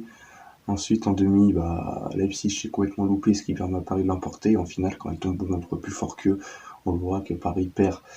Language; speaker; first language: French; native; French